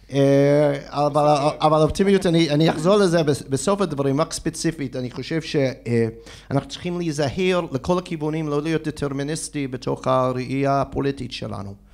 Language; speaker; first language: Hebrew; non-native, fluent; English